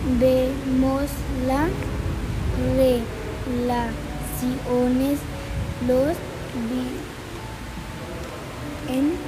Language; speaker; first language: Spanish; non-native, learner; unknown